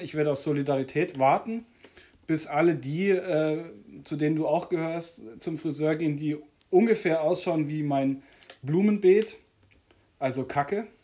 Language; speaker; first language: German; native; German